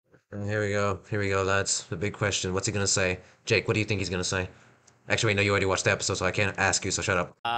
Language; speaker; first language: English; native; English